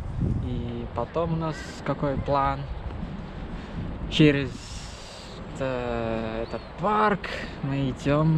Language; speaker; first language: Russian; non-native, learner; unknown